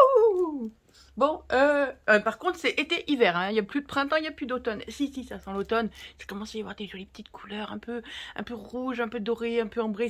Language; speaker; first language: French; native; French